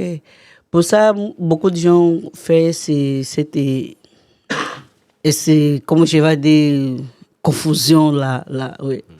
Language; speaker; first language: French; non-native, learner; Portuguese